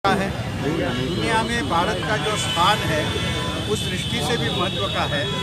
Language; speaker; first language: Hindi; non-native, local second language; Marathi